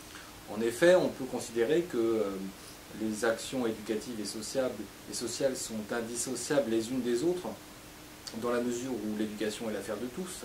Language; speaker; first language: French; native; French